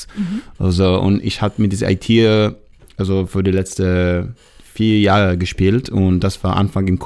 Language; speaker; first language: German; non-native, learner; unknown